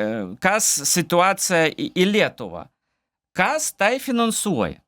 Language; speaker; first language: Lithuanian; non-native, learner; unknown